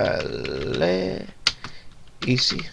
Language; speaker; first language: French; non-native, learner; English